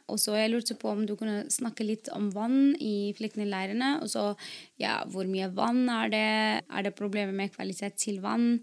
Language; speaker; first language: Norwegian; non-native, fluent; Arabic